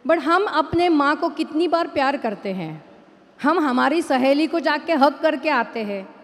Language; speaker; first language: Hindi; non-native, local second language; Marathi